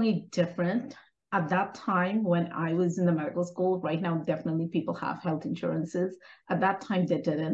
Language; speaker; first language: English; non-native, local second language; Hindi